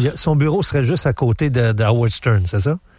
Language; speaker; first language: French; native; French